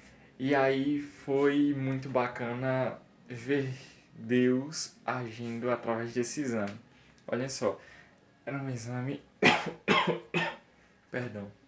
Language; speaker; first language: Portuguese; native; Portuguese